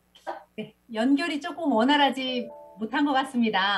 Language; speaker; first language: Korean; native; Korean